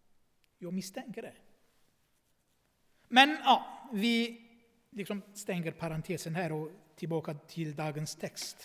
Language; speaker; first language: Swedish; non-native, fluent; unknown